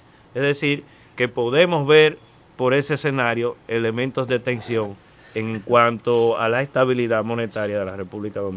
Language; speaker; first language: Spanish; native; Spanish